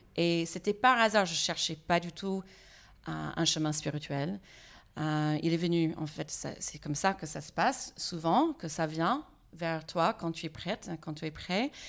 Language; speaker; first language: French; non-native, fluent; English